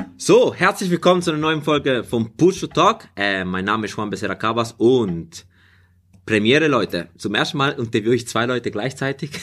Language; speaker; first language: German; early bilingual, other home language; Spanish